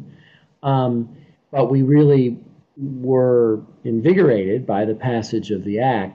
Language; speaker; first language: English; native; English